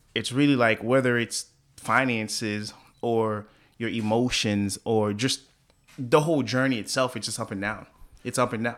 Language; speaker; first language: English; early bilingual, other home language; Haitian Creole